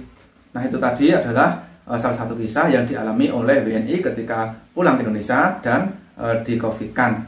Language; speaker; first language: Indonesian; native; Indonesian